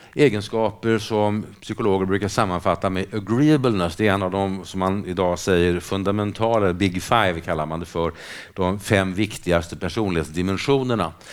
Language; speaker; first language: Swedish; native; Swedish